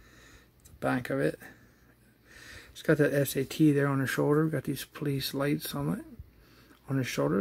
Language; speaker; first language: English; native; English